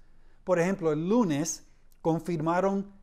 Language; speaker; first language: Spanish; early bilingual, heritage; Spanish